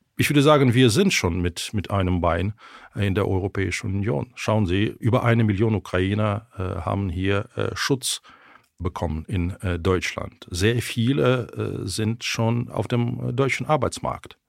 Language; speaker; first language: German; non-native, fluent; Ukrainian